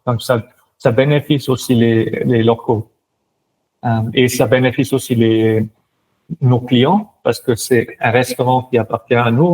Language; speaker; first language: French; non-native, local second language; German